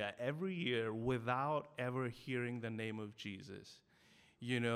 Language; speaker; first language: English; non-native, local second language; Hindi